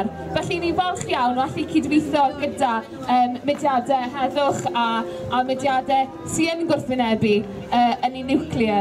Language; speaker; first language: Welsh; native; Welsh